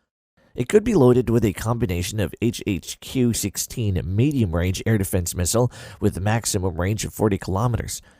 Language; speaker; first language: English; non-native, fluent; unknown